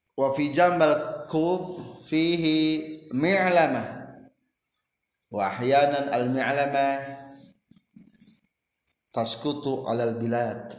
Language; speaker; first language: Arabic; non-native, fluent; Indonesian